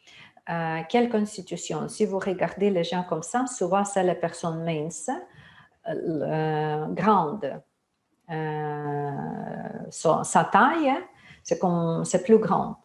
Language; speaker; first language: French; non-native, fluent; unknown